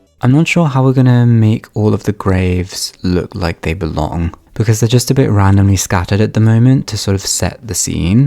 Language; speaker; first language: English; native; English